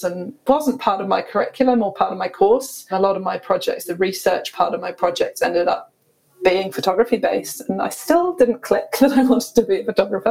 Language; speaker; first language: English; native; English